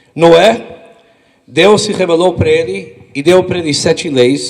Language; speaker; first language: Portuguese; non-native, fluent; English